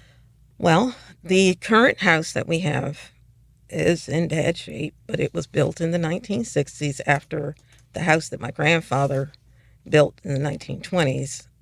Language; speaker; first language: English; native; English